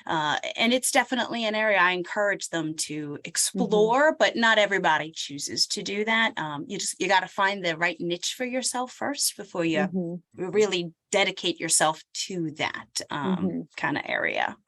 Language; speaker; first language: English; native; English